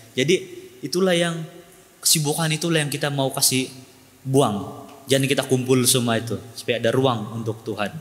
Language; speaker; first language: Malay; native; Malay